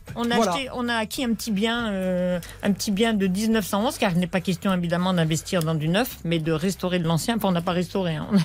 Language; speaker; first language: French; native; French